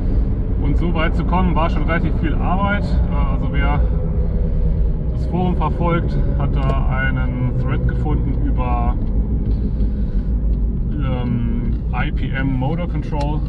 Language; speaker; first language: German; native; German